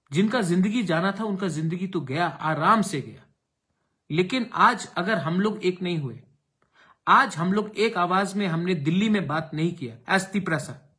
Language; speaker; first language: Hindi; non-native, local second language; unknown